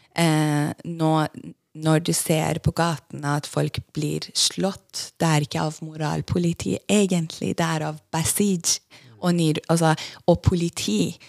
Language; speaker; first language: Norwegian; non-native, fluent; Persian